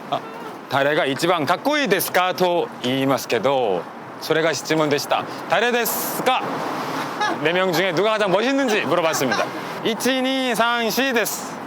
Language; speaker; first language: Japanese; non-native, learner; Korean